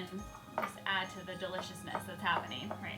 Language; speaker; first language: English; native; English